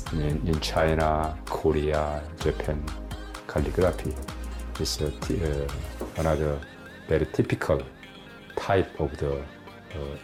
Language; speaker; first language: English; non-native, learner; Korean